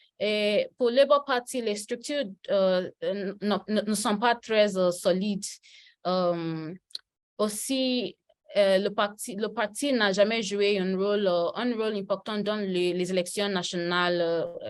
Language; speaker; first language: French; non-native, learner; Yoruba